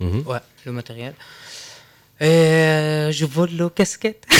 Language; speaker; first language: French; non-native, learner; Arabic